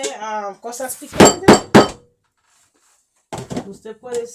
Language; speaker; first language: Spanish; non-native, learner; English